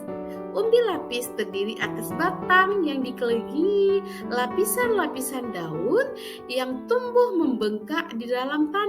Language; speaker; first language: Indonesian; native; Indonesian